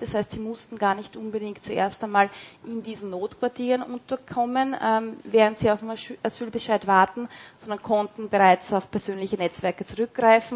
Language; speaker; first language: German; native; German